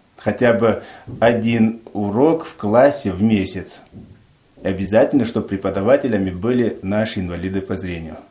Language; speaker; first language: Russian; non-native, local second language; Tajik